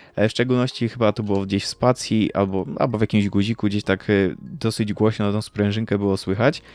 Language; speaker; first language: Polish; native; Polish